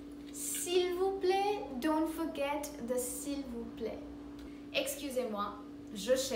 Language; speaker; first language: French; non-native, fluent; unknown